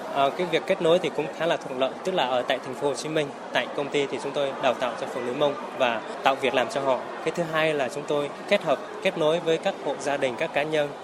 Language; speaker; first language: Vietnamese; non-native, local second language; Hmong